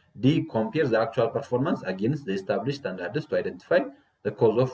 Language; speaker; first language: English; non-native, local second language; Amharic